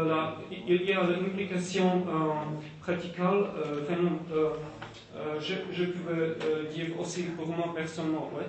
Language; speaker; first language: French; non-native, learner; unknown